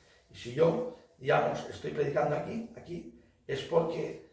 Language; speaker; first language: Spanish; native; Spanish